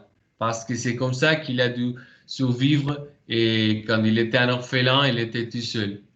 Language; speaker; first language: French; non-native, fluent; Spanish